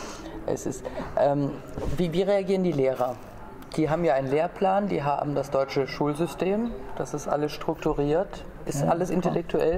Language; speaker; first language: German; native; German